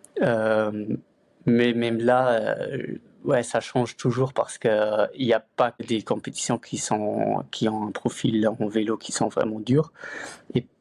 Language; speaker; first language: French; non-native, fluent; Luxembourgish